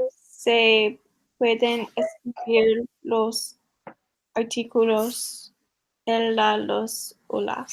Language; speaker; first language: Spanish; non-native, learner; English